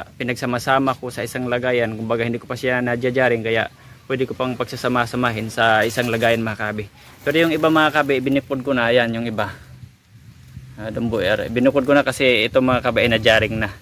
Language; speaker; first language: Filipino; non-native, local second language; Cebuano